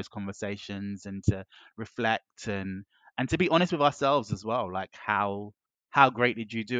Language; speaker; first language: English; native; English